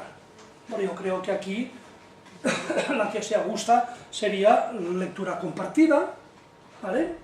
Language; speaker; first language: Spanish; native; Spanish